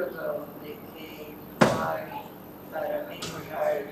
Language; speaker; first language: Spanish; non-native, fluent; English